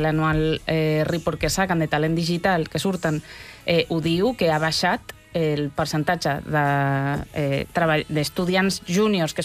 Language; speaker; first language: Catalan; non-native, local second language; Spanish